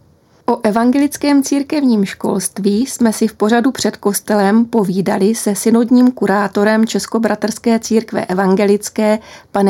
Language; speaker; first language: Czech; native; Czech